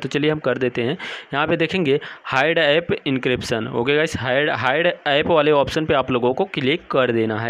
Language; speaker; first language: Hindi; native; Hindi